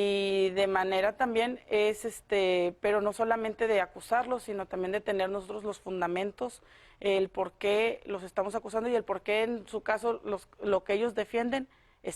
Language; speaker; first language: Spanish; native; Spanish